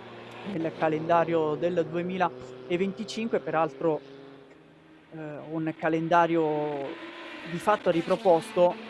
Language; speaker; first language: Italian; native; Italian